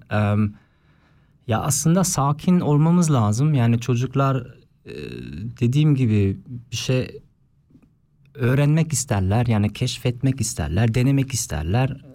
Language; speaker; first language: Turkish; early bilingual, heritage; Turkish